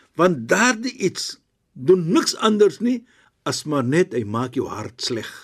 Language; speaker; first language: Afrikaans; non-native, fluent; Arabic